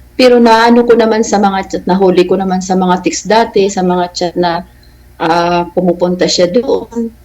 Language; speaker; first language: Filipino; non-native, local second language; Waray